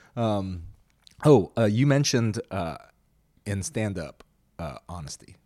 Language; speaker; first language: English; early bilingual, other home language; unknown